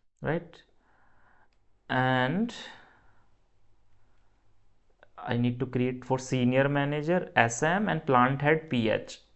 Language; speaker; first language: English; non-native, local second language; Hindi